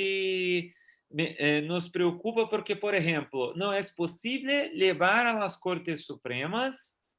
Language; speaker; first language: Spanish; non-native, fluent; Portuguese